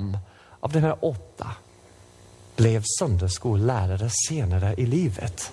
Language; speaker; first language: Swedish; non-native, fluent; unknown